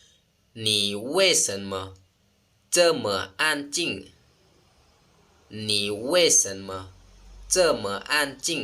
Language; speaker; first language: Chinese; non-native, fluent; Lao